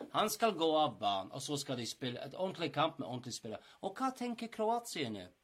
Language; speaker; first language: Norwegian; non-native, fluent; English